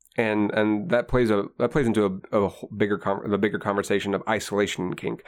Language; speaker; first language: English; native; English